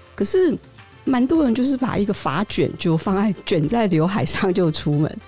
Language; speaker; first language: Chinese; native; Chinese